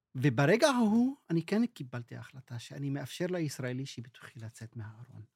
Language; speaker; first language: Hebrew; non-native, local second language; Arabic